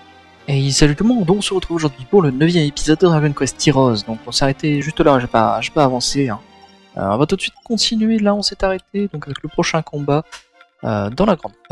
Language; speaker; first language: French; native; French